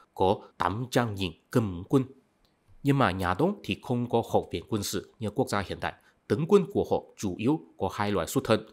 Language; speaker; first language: Vietnamese; non-native, fluent; Chinese